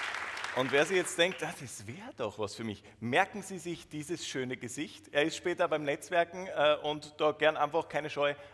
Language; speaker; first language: German; native; German